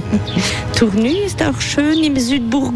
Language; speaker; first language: German; non-native, fluent; French